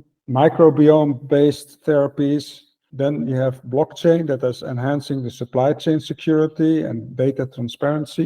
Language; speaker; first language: English; non-native, fluent; Dutch